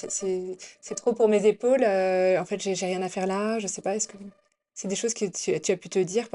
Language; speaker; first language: French; native; French